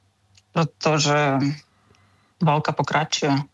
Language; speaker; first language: Czech; non-native, learner; Ukrainian